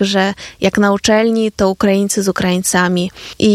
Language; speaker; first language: Polish; non-native, fluent; Ukrainian